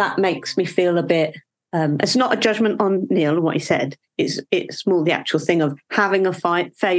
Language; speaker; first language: English; native; English